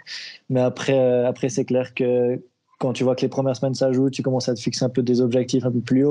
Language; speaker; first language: French; native; French